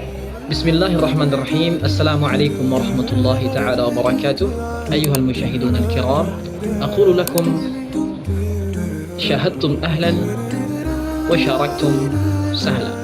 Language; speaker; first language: Arabic; non-native, fluent; Indonesian